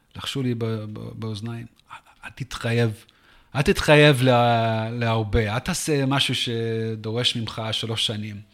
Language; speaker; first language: Hebrew; non-native, fluent; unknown